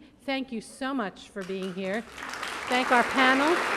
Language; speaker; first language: English; native; English